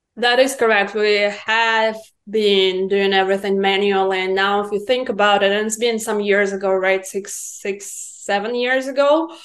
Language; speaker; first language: English; non-native, fluent; Russian